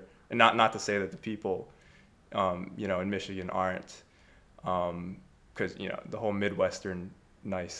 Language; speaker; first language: English; native; English